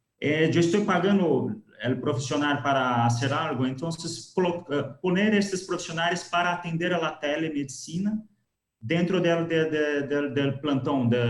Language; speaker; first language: Spanish; non-native, learner; Portuguese